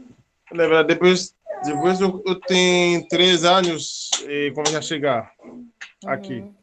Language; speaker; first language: Portuguese; non-native, learner; Haitian Creole